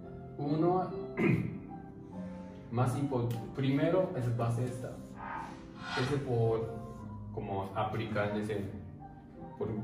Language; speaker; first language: Spanish; non-native, learner; Japanese